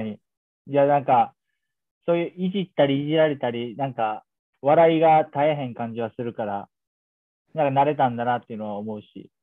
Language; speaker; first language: Japanese; native; Japanese